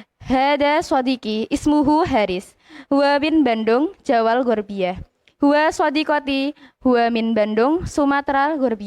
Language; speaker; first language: Arabic; non-native, learner; Indonesian